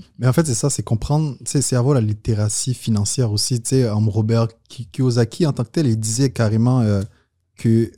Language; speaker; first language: French; non-native, local second language; Haitian Creole